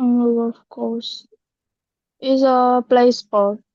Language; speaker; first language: English; non-native, learner; Vietnamese